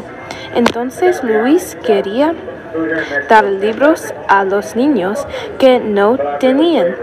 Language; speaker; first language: Spanish; non-native, learner; English